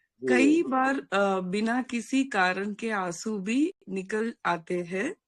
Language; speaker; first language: Hindi; non-native, local second language; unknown